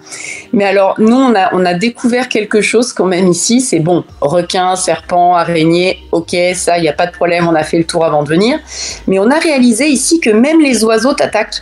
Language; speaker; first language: French; native; French